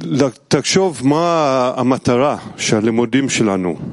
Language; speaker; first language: Hebrew; non-native, learner; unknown